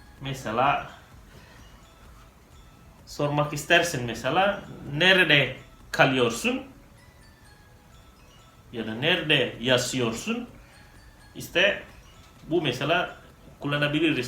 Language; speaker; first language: Turkish; non-native, fluent; Indonesian